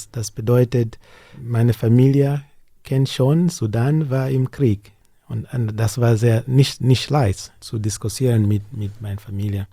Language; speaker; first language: German; non-native, learner; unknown